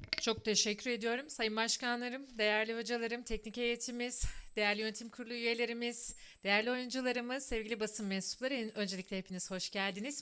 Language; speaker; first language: Turkish; native; Turkish